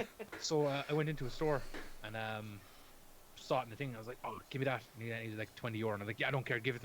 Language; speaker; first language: English; native; English